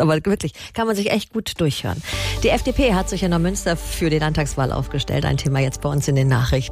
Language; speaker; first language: German; native; German